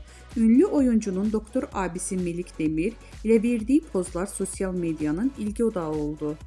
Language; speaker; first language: Turkish; native; Turkish